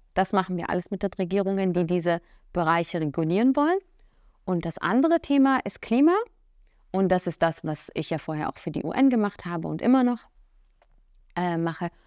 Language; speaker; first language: German; early bilingual, other home language; Arabic